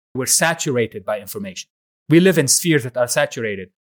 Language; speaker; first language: English; non-native, fluent; Arabic